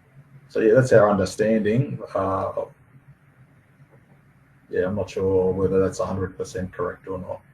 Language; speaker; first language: English; native; English